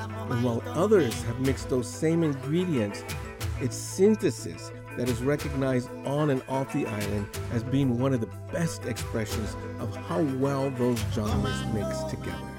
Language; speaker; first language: English; native; English